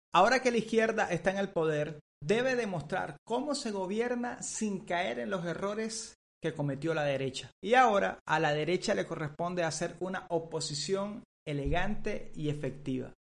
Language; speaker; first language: Spanish; native; Spanish